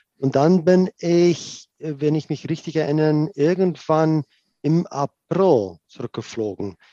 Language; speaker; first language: German; non-native, fluent; Afrikaans